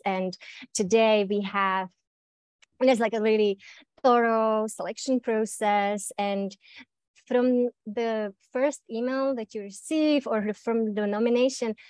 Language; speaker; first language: English; native; English